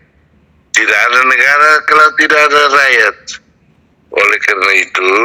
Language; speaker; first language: Indonesian; non-native, fluent; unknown